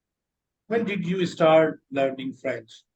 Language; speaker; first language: English; non-native, local second language; Urdu